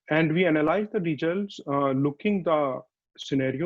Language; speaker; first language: English; non-native, fluent; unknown